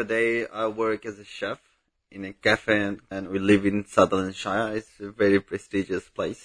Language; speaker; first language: English; non-native, local second language; Bangla